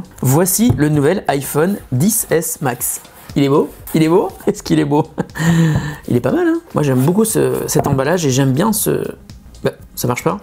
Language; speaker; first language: French; native; French